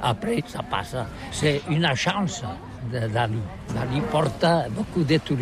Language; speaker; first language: French; non-native, learner; Catalan